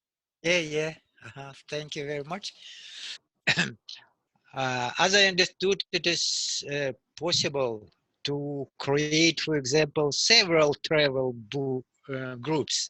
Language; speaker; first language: English; non-native, learner; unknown